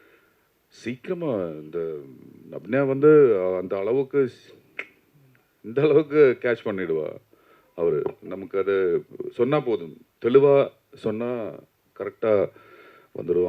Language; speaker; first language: Tamil; non-native, learner; Malayalam